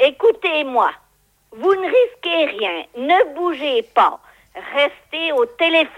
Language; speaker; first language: French; native; French